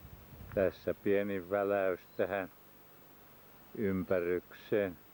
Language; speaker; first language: Finnish; native; Finnish